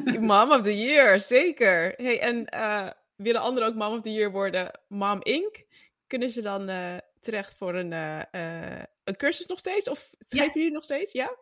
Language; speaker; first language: Dutch; native; Dutch